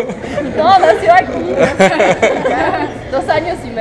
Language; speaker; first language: Spanish; non-native, fluent; Polish